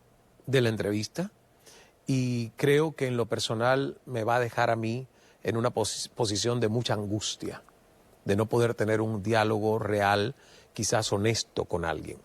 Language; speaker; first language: Spanish; native; Spanish